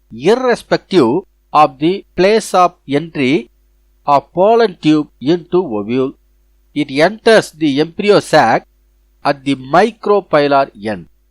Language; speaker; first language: English; non-native, local second language; Tamil